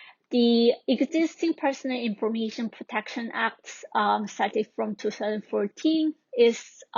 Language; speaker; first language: English; non-native, fluent; Korean